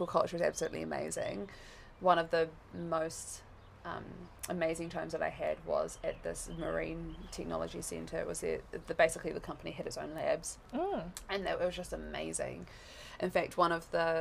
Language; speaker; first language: English; native; English